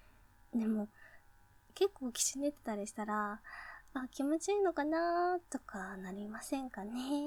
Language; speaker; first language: Japanese; native; Japanese